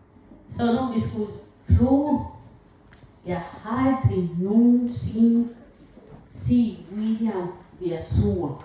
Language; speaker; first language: Danish; non-native, learner; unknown